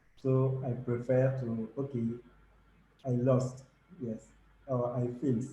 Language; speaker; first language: English; non-native, learner; French